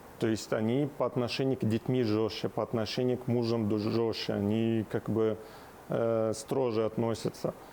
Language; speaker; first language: Russian; non-native, fluent; Arabic